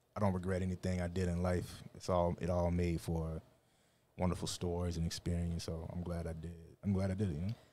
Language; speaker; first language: English; native; English